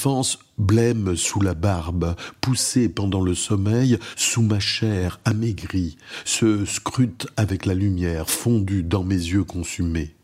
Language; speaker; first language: French; native; French